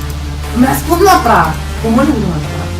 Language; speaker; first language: Bulgarian; native; Bulgarian